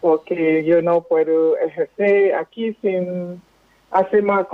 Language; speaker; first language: Spanish; non-native, fluent; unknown